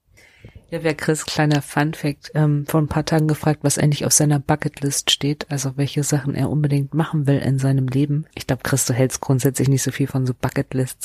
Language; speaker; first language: German; native; German